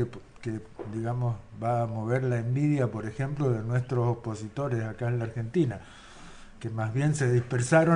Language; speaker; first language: Spanish; native; Spanish